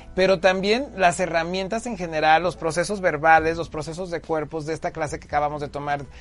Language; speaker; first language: Spanish; native; Spanish